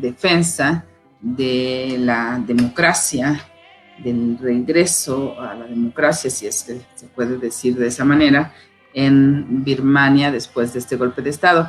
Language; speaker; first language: Spanish; native; Spanish